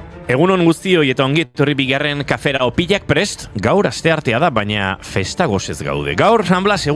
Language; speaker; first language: Basque; native; Basque